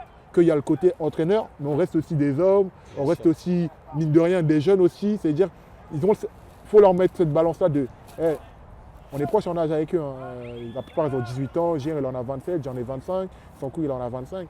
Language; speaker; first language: French; native; French